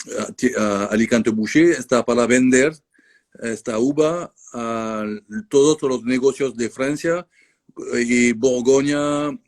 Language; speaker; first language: Spanish; non-native, learner; French